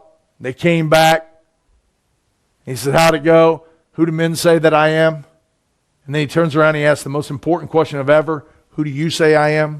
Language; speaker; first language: English; native; English